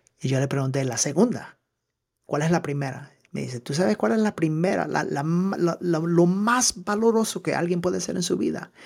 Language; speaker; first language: Spanish; early bilingual, heritage; Spanish